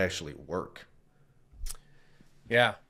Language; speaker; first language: English; native; English